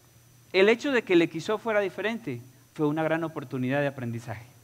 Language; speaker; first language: Spanish; native; Spanish